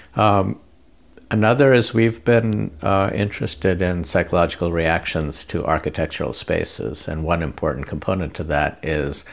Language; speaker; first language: English; non-native, local second language; Bangla